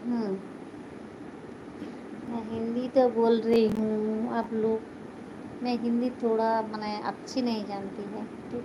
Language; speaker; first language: Hindi; non-native, learner; Bangla